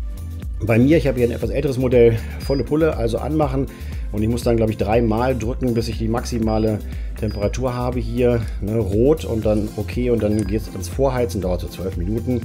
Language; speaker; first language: German; native; German